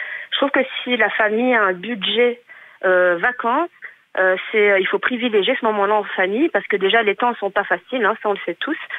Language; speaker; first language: French; native; French